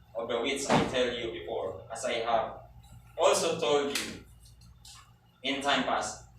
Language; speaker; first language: English; non-native, local second language; Filipino